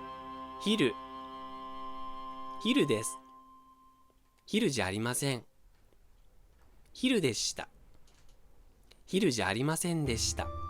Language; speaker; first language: Japanese; non-native, fluent; Portuguese